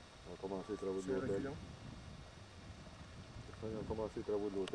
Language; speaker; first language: French; native; French